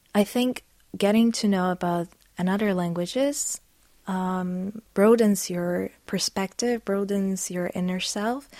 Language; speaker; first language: English; non-native, fluent; Polish